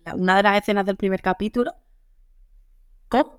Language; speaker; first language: Spanish; native; Spanish